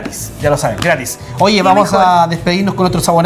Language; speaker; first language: Spanish; native; Spanish